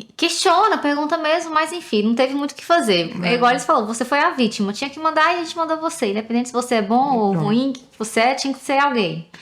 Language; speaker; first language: Portuguese; native; Portuguese